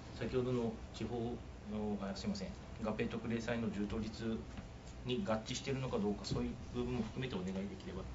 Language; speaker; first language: Japanese; native; Japanese